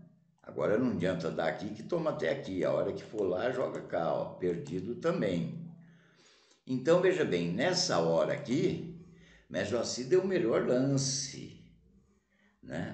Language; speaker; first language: Portuguese; native; Portuguese